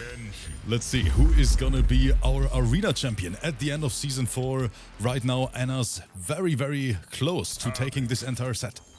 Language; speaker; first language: English; native; English